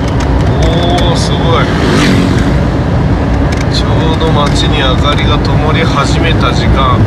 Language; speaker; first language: Japanese; native; Japanese